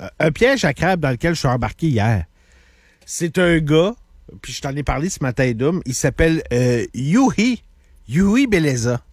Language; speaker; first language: French; native; French